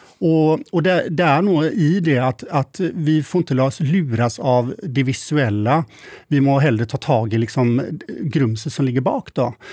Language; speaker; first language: Swedish; native; Swedish